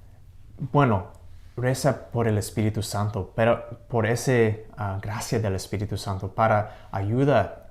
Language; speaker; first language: Spanish; non-native, learner; English